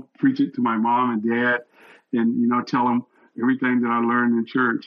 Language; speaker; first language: English; native; English